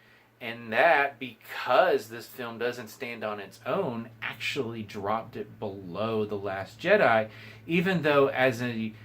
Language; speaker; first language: English; native; English